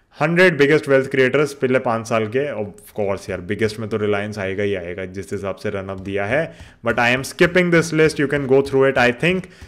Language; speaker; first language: Hindi; native; Hindi